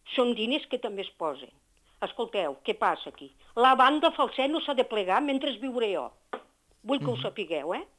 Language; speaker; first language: Catalan; native; Catalan